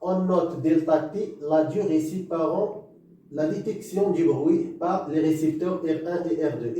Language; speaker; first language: French; non-native, local second language; Arabic